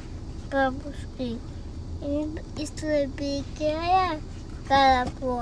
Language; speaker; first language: Russian; early bilingual, heritage; Chinese